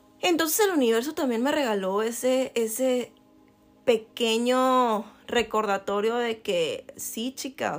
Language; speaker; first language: Spanish; native; Spanish